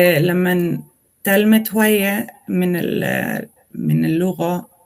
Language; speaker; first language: Arabic; non-native, learner; Swedish